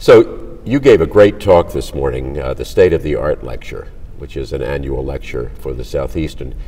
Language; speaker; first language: English; native; English